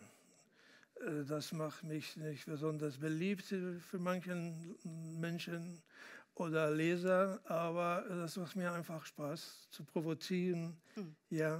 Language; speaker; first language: German; non-native, fluent; Spanish